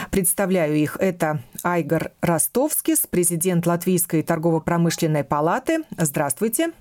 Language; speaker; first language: Russian; native; Russian